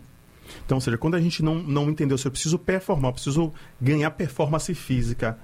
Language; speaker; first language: Portuguese; native; Portuguese